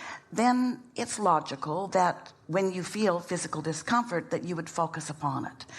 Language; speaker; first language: English; native; English